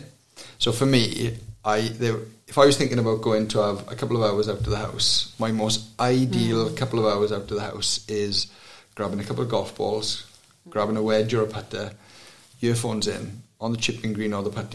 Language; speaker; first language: English; native; English